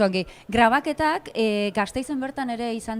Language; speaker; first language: Basque; native; Basque